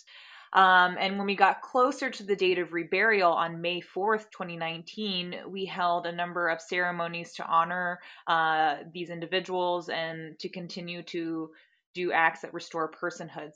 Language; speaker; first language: English; native; English